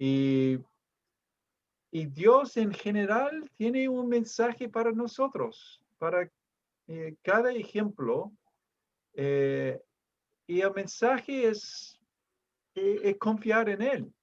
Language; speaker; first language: Spanish; non-native, fluent; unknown